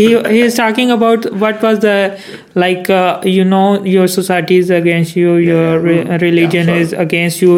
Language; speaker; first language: English; non-native, local second language; Urdu